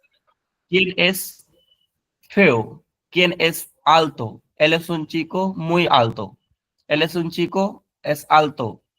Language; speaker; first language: Spanish; non-native, learner; Hindi